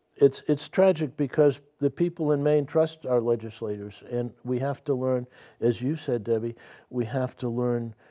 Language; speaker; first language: English; native; English